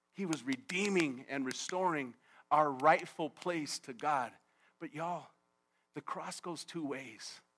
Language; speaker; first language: English; native; English